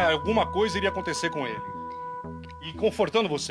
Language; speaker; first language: Portuguese; native; Portuguese